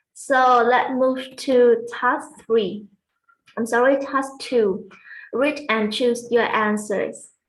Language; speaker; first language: English; non-native, fluent; Vietnamese